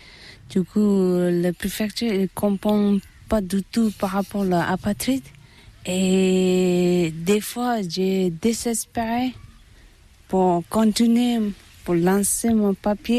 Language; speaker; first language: French; non-native, learner; Tibetan